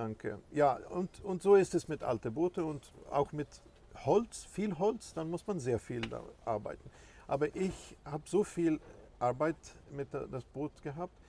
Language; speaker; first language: German; non-native, fluent; Swedish